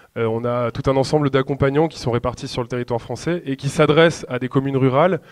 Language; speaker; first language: French; native; French